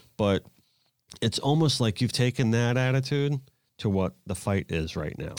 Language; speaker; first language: English; native; English